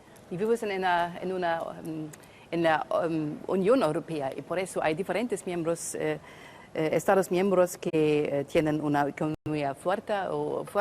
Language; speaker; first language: Spanish; non-native, fluent; German